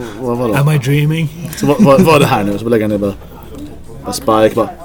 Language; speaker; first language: Swedish; native; Swedish